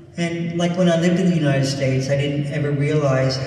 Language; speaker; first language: English; native; English